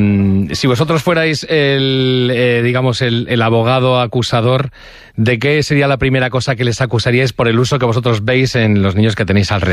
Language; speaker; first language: Spanish; native; Spanish